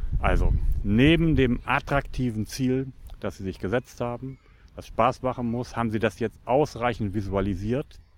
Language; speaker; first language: German; native; German